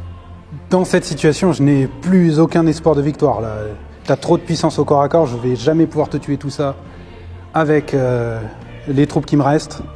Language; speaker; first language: French; native; French